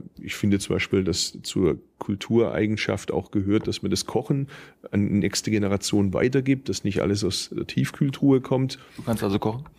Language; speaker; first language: German; early bilingual, other home language; Turkish